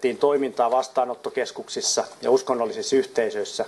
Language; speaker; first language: Finnish; native; Finnish